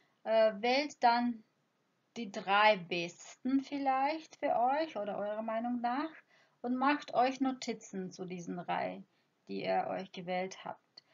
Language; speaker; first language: German; non-native, fluent; Croatian